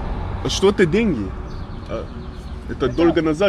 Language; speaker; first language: Russian; non-native, learner; English